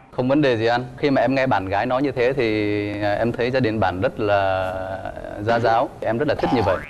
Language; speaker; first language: Vietnamese; native; Vietnamese